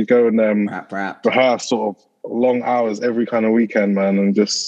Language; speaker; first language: English; native; English